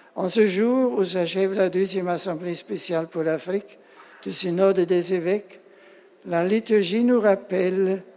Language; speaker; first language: French; non-native, fluent; German